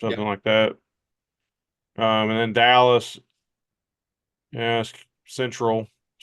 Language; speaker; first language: English; native; English